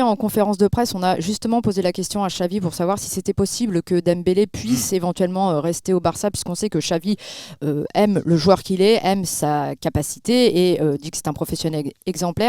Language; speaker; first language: French; native; French